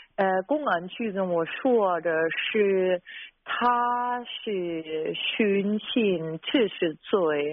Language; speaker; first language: Chinese; non-native, fluent; German